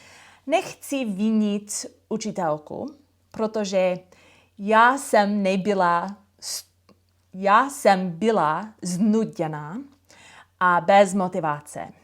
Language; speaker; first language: Czech; non-native, fluent; English